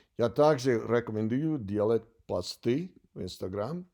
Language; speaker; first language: Russian; non-native, learner; English